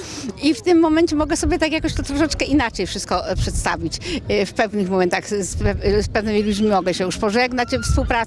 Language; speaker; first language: Polish; native; Polish